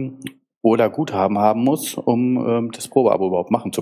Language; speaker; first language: German; native; German